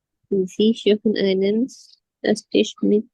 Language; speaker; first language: German; non-native, learner; Urdu